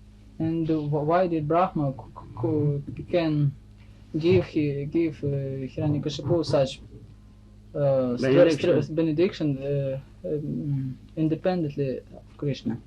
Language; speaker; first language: English; non-native, fluent; Russian